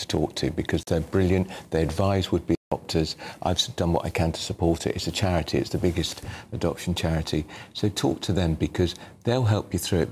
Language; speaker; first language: English; native; English